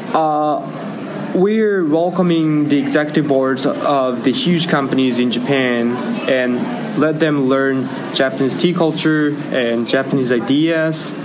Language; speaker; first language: English; non-native, learner; Japanese